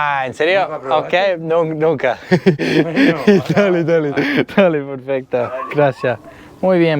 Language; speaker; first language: Spanish; non-native, learner; English